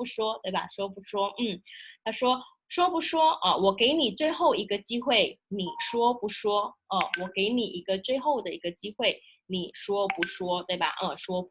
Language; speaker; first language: Chinese; non-native, fluent; Indonesian